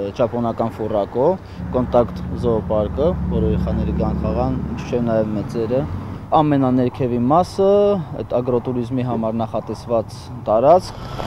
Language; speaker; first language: Armenian; native; Armenian